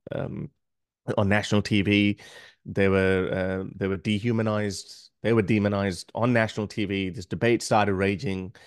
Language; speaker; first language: English; non-native, local second language; Urdu